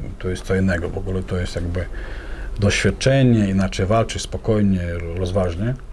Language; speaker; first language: Polish; non-native, fluent; Chechen